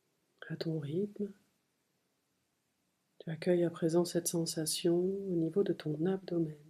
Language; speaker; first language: French; native; French